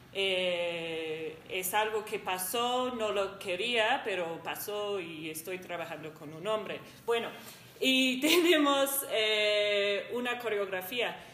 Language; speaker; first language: Spanish; non-native, fluent; English